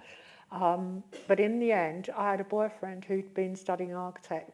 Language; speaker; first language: English; native; English